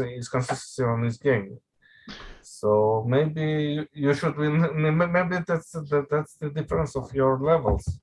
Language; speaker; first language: English; non-native, fluent; Russian